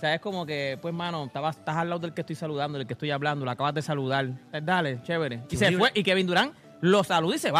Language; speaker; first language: Spanish; native; Spanish